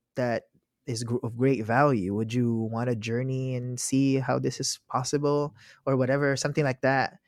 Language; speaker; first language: English; non-native, local second language; Filipino